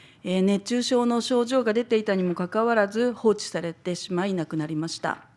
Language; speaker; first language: Japanese; native; Japanese